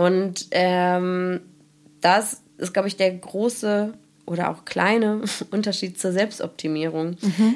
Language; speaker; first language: German; native; German